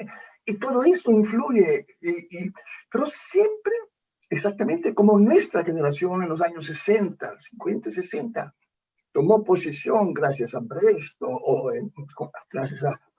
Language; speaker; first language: Spanish; non-native, fluent; Italian